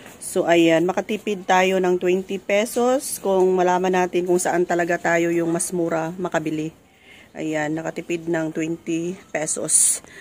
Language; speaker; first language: Filipino; native; Filipino